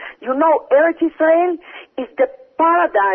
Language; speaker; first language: English; early bilingual, other home language; Arabic